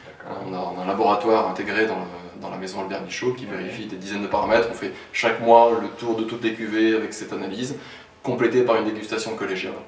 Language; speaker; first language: French; native; French